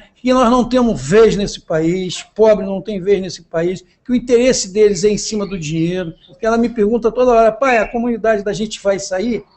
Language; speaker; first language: Portuguese; native; Portuguese